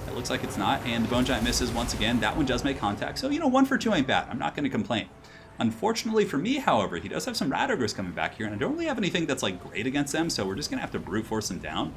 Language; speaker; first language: English; native; English